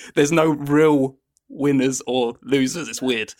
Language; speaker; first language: English; native; English